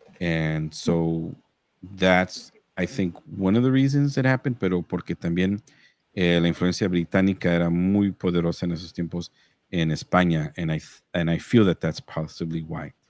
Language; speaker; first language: Spanish; early bilingual, heritage; Spanish